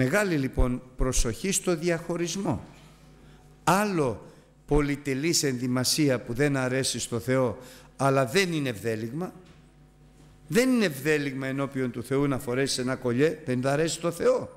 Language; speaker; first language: Greek; native; Greek